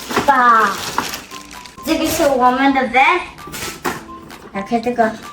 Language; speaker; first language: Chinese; early bilingual, heritage; Chinese